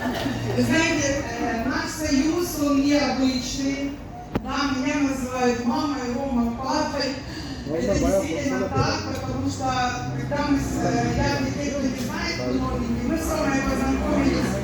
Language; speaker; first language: Russian; native; Russian